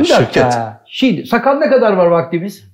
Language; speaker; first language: Turkish; native; Turkish